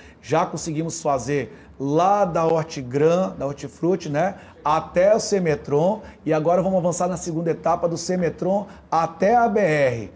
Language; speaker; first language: Portuguese; native; Portuguese